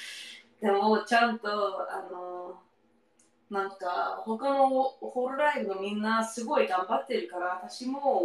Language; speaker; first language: Japanese; non-native, learner; English